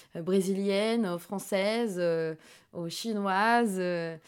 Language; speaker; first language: French; non-native, fluent; Portuguese